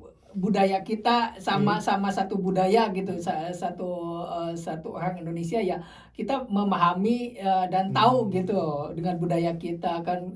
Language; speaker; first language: Indonesian; native; Indonesian